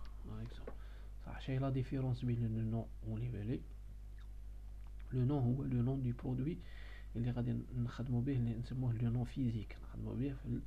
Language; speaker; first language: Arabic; native; Arabic